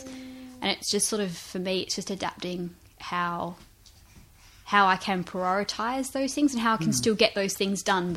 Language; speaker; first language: English; native; English